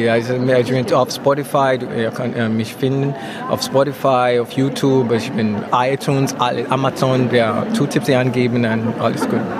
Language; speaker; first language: German; non-native, learner; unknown